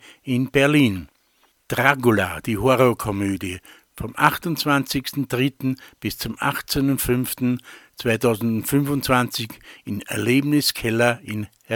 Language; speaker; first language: German; native; German